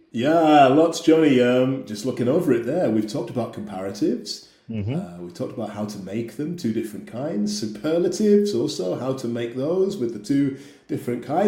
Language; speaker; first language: English; native; English